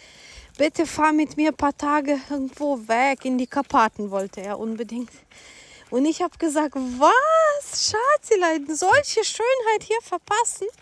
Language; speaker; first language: German; non-native, fluent; Ukrainian